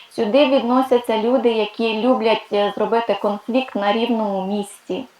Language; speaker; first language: Ukrainian; non-native, local second language; Russian